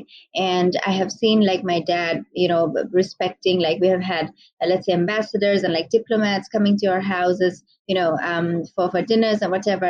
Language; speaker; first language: English; non-native, local second language; Bangla